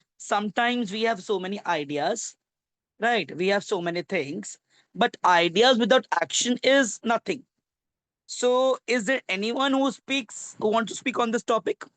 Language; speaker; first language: English; non-native, learner; Hindi